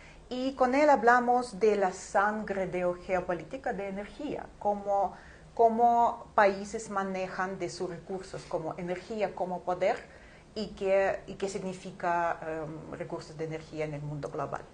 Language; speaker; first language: Spanish; non-native, fluent; Ukrainian